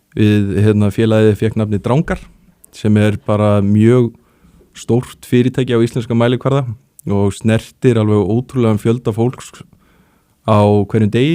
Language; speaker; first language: Icelandic; native; Icelandic